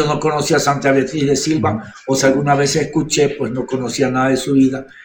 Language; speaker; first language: Spanish; native; Spanish